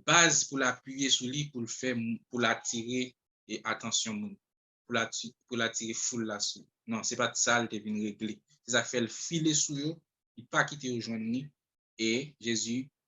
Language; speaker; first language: French; non-native, local second language; Haitian Creole